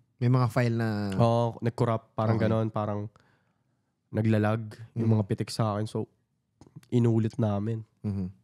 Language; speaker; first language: Filipino; native; Filipino